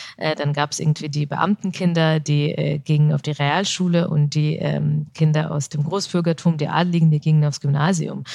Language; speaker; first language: German; early bilingual, other home language; Russian